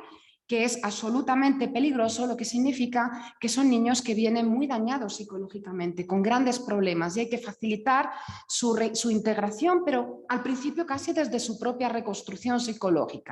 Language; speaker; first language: Spanish; native; Spanish